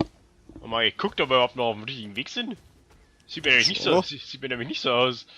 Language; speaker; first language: German; native; German